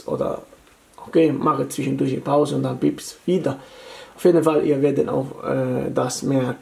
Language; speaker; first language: German; non-native, fluent; Italian